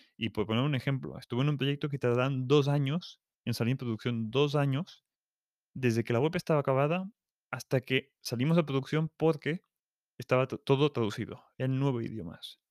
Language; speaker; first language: Spanish; non-native, local second language; Catalan